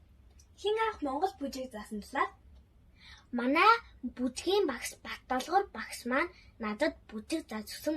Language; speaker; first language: Mongolian; early bilingual, heritage; Mongolian